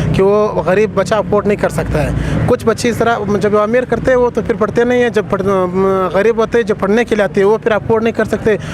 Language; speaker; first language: Urdu; non-native, local second language; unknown